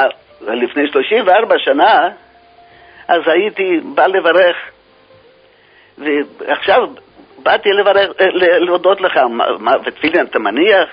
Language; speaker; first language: Hebrew; non-native, fluent; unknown